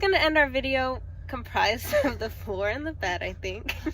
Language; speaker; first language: English; native; English